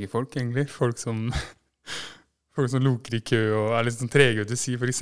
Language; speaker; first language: Norwegian; native; Norwegian